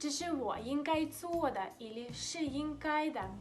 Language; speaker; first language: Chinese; non-native, fluent; Russian